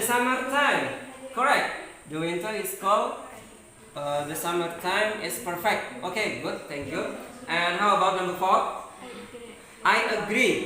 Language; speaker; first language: English; non-native, fluent; Indonesian